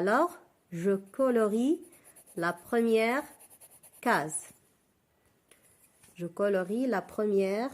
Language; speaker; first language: French; non-native, local second language; Arabic